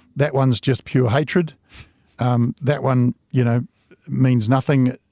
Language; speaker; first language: English; native; English